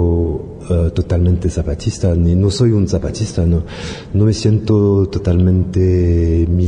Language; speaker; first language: Spanish; non-native, learner; French